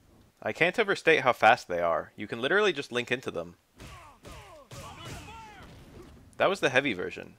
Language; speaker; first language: English; native; English